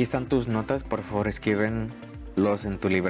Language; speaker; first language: Spanish; early bilingual, heritage; Spanish